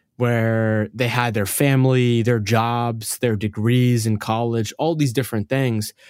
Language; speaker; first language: English; early bilingual, other home language; Arabic